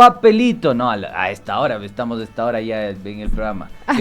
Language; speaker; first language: Spanish; native; Spanish